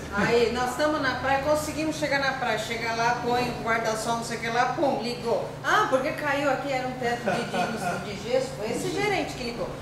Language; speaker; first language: Portuguese; early bilingual, other home language; Spanish